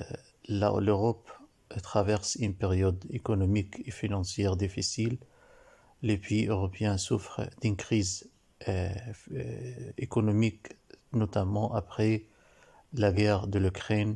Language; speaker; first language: French; non-native, learner; Arabic